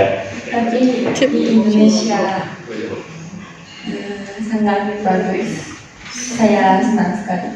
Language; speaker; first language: Indonesian; non-native, learner; Japanese